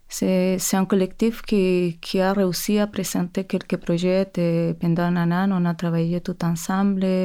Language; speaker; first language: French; non-native, fluent; Spanish